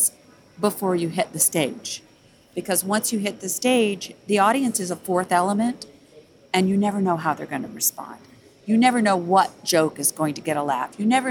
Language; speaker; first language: English; native; English